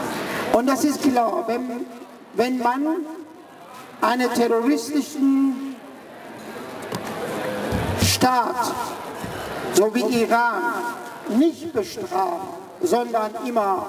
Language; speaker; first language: German; early bilingual, other home language; Persian